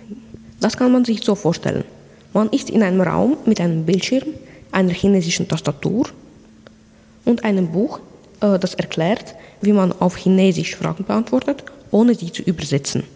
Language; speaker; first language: German; non-native, local second language; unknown